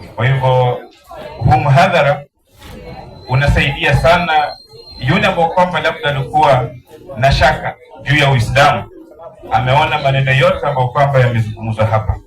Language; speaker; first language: Swahili; non-native, local second language; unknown